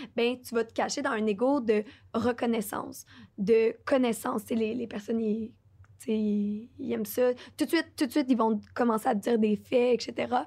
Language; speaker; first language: French; native; French